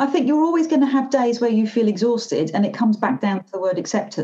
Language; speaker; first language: English; native; English